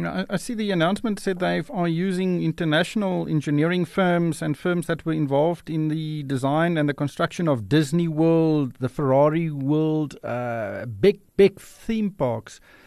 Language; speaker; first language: English; non-native, local second language; Afrikaans